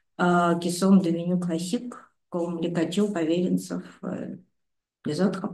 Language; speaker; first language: French; non-native, fluent; Russian